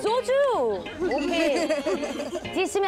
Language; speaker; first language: English; non-native, learner; Korean